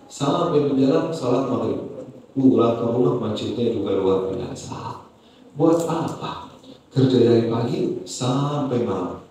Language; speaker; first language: Indonesian; non-native, fluent; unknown